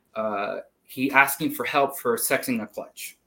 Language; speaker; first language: English; non-native, fluent; Spanish